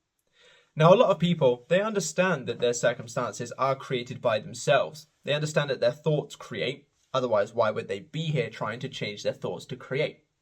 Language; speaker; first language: English; native; English